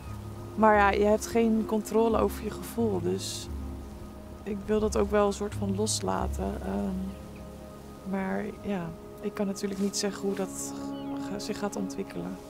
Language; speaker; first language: Dutch; native; Dutch